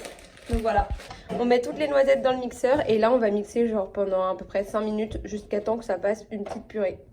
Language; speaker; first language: French; native; French